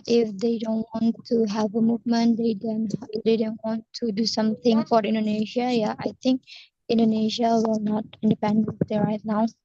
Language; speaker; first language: English; non-native, learner; Indonesian